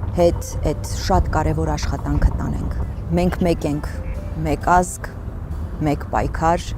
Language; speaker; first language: Armenian; native; Armenian